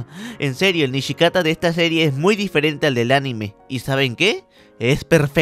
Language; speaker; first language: Spanish; native; Spanish